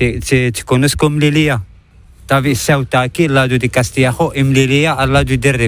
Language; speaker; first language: Spanish; non-native, learner; Arabic